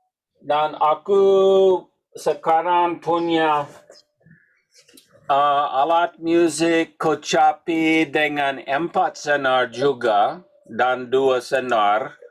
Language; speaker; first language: Indonesian; non-native, learner; English